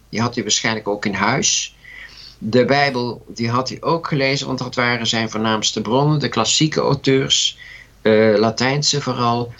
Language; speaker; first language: Dutch; native; Dutch